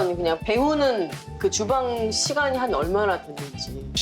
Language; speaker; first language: Korean; native; Korean